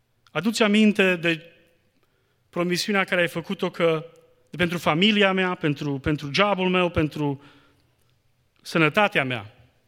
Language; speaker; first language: Romanian; native; Romanian